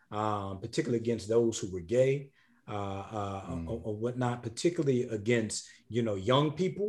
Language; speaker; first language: English; native; English